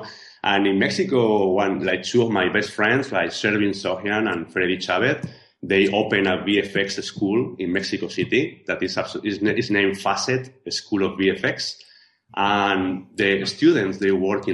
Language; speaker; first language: English; non-native, fluent; Spanish